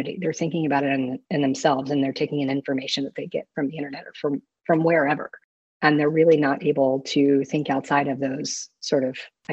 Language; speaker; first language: English; native; English